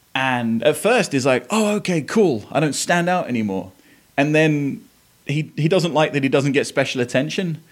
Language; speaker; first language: English; native; English